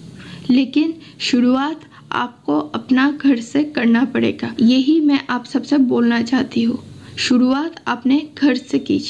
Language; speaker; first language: Hindi; non-native, local second language; Assamese